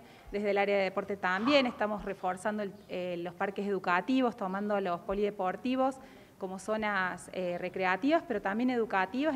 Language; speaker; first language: Spanish; native; Spanish